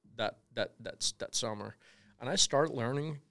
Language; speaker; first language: English; non-native, fluent; Spanish